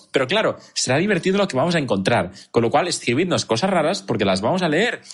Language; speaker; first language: Spanish; native; Spanish